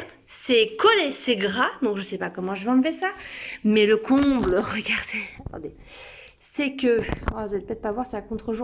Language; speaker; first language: French; native; French